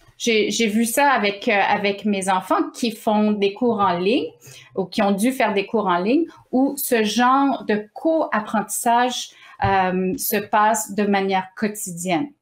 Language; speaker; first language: French; native; French